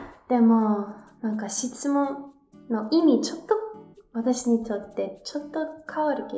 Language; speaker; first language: Japanese; non-native, learner; English